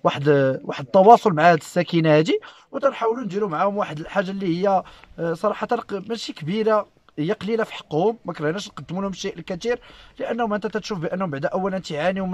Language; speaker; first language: Arabic; native; Arabic